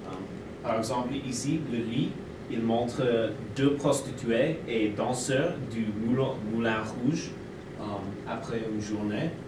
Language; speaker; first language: French; non-native, learner; English